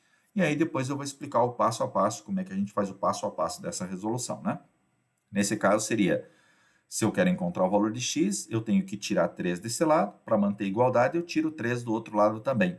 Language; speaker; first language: Portuguese; native; Portuguese